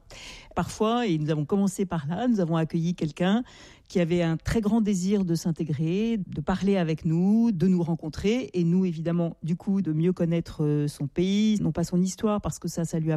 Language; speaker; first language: French; native; French